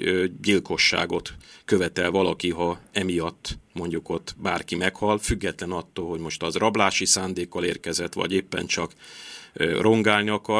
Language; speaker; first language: Hungarian; native; Hungarian